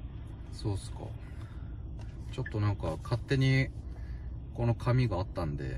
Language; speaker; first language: Japanese; native; Japanese